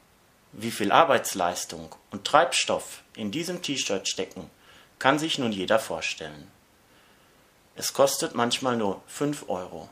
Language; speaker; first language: German; native; German